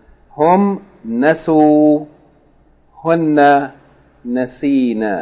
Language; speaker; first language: Arabic; non-native, fluent; English